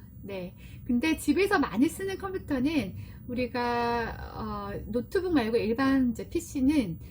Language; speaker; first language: Korean; native; Korean